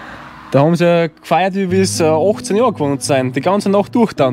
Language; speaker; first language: German; native; German